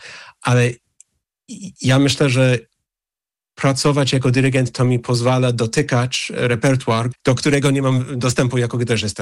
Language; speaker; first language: Polish; early bilingual, heritage; English